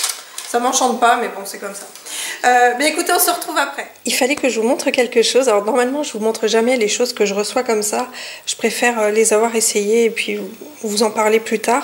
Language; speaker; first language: French; native; French